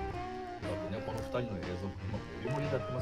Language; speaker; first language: Japanese; native; Japanese